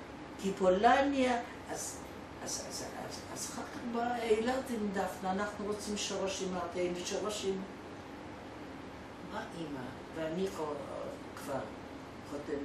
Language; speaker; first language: Hebrew; non-native, fluent; Polish